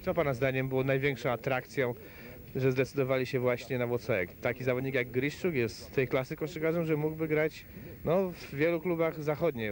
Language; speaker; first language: Polish; native; Polish